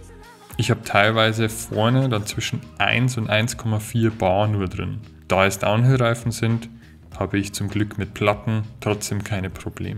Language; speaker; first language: German; native; German